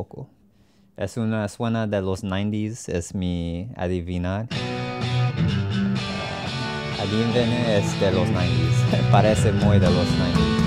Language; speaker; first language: Spanish; non-native, learner; English